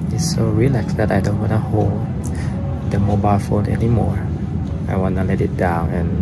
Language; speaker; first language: English; non-native, fluent; Thai